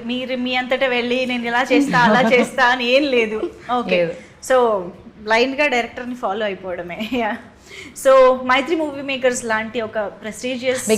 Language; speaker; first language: Telugu; native; Telugu